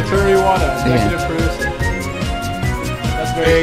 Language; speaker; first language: English; native; English